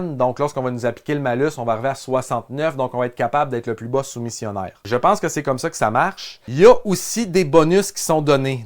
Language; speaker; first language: French; native; French